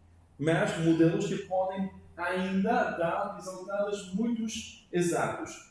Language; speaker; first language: Portuguese; non-native, learner; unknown